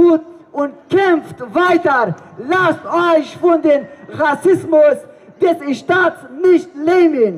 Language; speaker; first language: German; non-native, learner; Persian